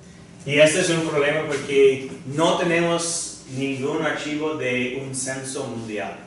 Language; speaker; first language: Spanish; non-native, fluent; English